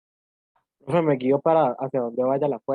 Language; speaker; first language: Spanish; native; Spanish